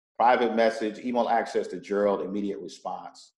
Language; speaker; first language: English; native; English